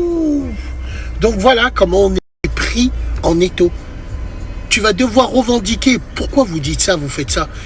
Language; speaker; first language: French; native; French